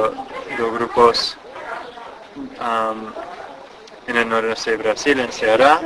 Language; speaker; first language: Spanish; non-native, fluent; English